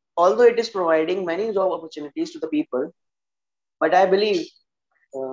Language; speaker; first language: English; non-native, local second language; Hindi